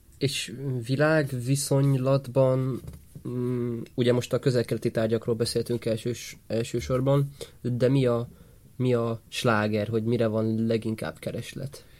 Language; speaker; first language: Hungarian; native; Hungarian